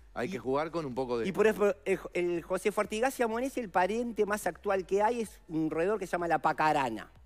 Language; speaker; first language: Spanish; native; Spanish